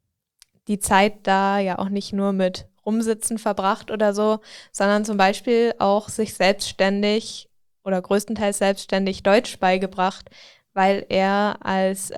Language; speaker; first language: German; native; German